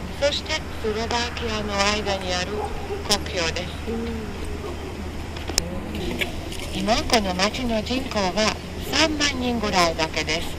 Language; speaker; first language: Japanese; non-native, fluent; Hungarian